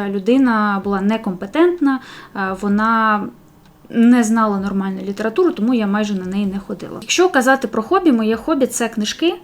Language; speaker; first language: Ukrainian; non-native, local second language; Russian